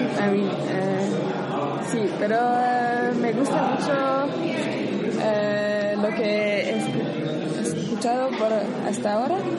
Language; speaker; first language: Spanish; non-native, learner; French